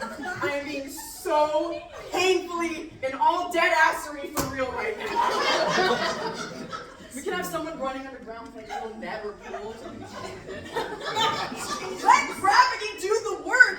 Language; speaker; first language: English; native; English